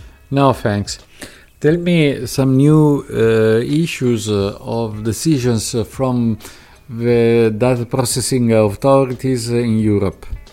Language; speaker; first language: English; non-native, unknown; Italian